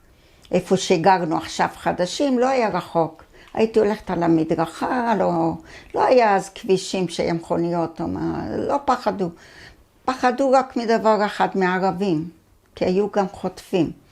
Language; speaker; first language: Hebrew; early bilingual, other home language; Arabic